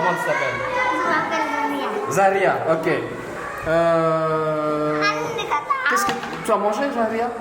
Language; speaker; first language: French; non-native, fluent; Indonesian